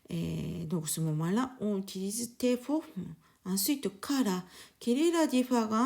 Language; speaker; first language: French; non-native, learner; Japanese